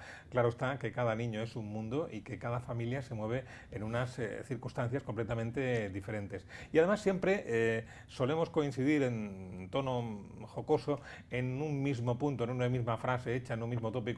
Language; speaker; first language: Spanish; native; Spanish